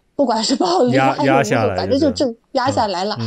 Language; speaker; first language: Chinese; native; Chinese